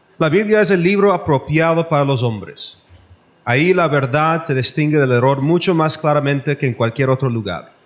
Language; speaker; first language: Spanish; non-native, learner; English